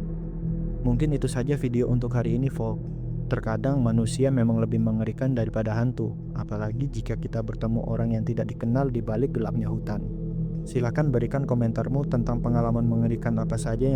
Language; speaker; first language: Indonesian; native; Indonesian